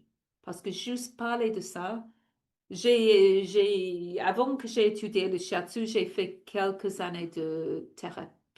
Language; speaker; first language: French; non-native, fluent; English